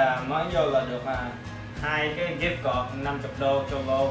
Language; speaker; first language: Vietnamese; early bilingual, other home language; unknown